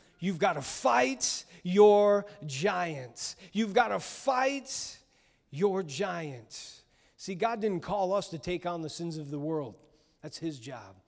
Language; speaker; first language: English; native; English